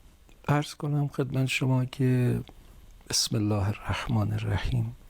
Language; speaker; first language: Persian; native; Persian